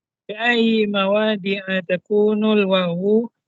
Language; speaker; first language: Arabic; non-native, learner; Indonesian